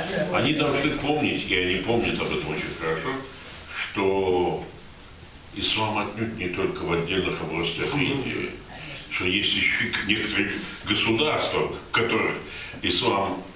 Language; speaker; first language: Russian; native; Russian